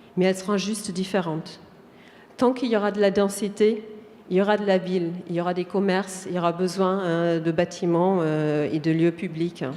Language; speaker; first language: French; non-native, fluent; German